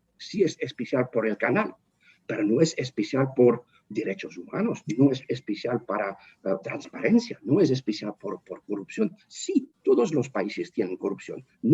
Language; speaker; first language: Spanish; non-native, fluent; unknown